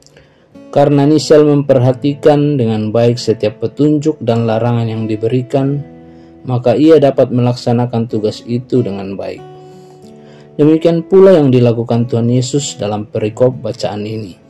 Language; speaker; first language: Indonesian; native; Indonesian